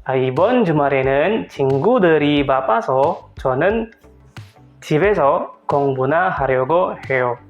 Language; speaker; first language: Korean; non-native, fluent; Indonesian